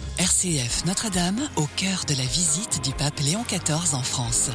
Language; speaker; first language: French; native; French